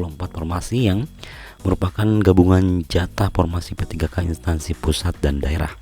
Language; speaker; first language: Indonesian; native; Indonesian